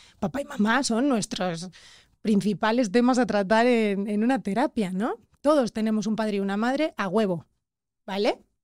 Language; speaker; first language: Spanish; native; Spanish